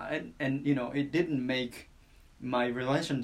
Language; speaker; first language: English; non-native, fluent; Japanese